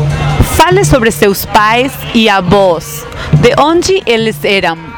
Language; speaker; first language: Portuguese; non-native, fluent; Spanish